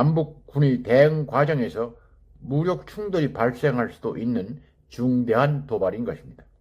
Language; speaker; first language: Korean; native; Korean